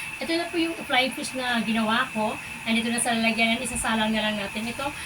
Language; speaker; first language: Filipino; non-native, local second language; Cebuano